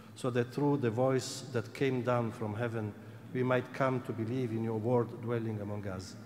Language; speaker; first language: English; non-native, fluent; Italian